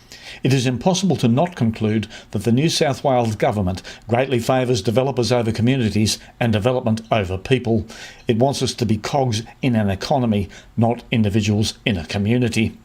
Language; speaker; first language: English; native; English